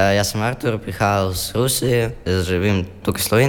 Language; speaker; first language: Slovenian; non-native, learner; Russian